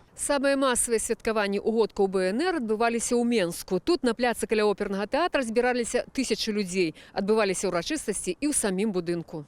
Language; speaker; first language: Belarusian; native; Belarusian